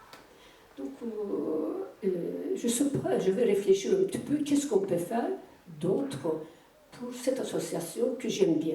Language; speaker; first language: French; non-native, fluent; Turkish